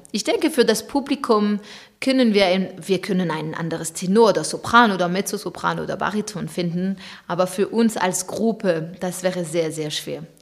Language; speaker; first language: German; non-native, fluent; French